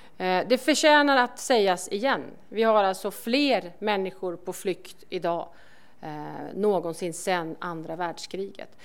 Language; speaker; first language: Swedish; native; Swedish